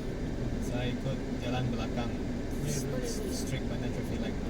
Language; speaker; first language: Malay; non-native, local second language; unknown